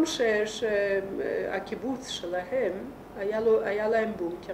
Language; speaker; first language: Hebrew; non-native, fluent; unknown